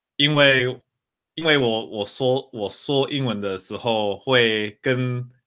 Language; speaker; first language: Chinese; early bilingual, heritage; Chinese